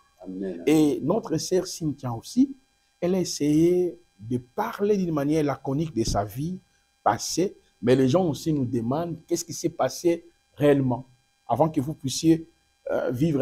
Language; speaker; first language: French; non-native, local second language; Lingala